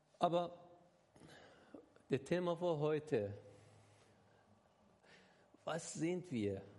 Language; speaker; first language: German; non-native, learner; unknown